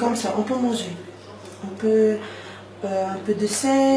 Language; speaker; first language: French; non-native, local second language; Arabic